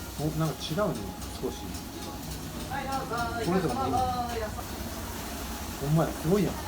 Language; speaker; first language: Japanese; native; Japanese